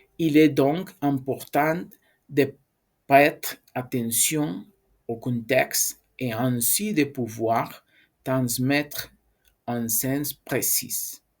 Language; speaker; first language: French; non-native, learner; Spanish